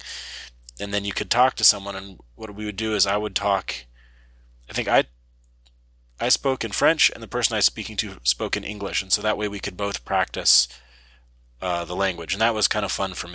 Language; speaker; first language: English; native; English